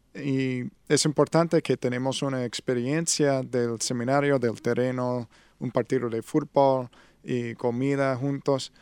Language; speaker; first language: Spanish; non-native, learner; English